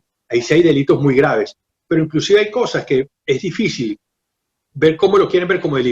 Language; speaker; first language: Spanish; native; Spanish